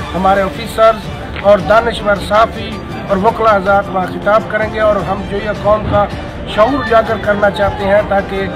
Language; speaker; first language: Urdu; non-native, local second language; Punjabi